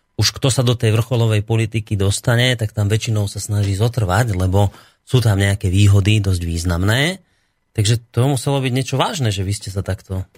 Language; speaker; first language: Slovak; native; Slovak